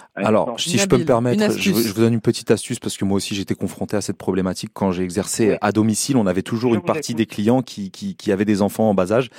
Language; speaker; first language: French; native; French